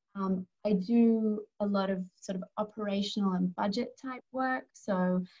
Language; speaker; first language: English; native; English